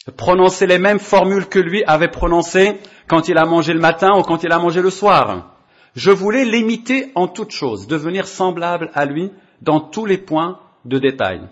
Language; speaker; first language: French; non-native, local second language; Arabic